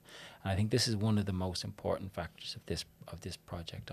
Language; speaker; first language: English; native; English